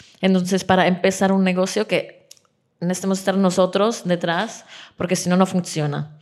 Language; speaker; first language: Spanish; non-native, fluent; Czech